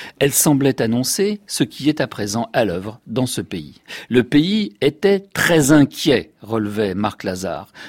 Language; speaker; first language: French; native; French